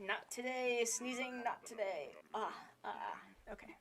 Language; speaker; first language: English; native; English